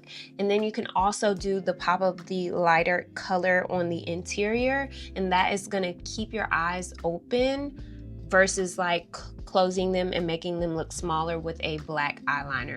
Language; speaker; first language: English; native; English